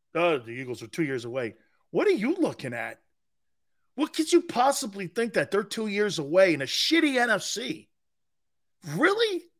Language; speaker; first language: English; native; English